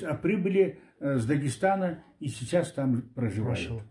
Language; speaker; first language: Russian; non-native, local second language; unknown